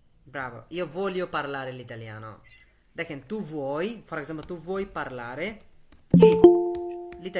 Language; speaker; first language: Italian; non-native, fluent; Bangla